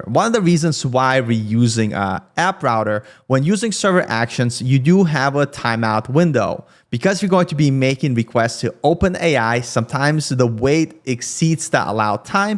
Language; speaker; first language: English; native; English